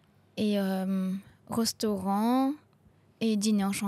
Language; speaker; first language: French; non-native, local second language; Réunion Creole French